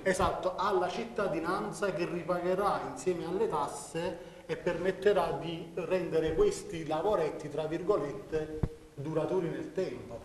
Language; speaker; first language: Italian; native; Italian